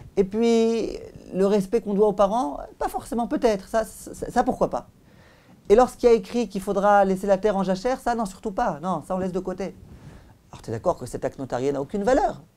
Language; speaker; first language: French; native; French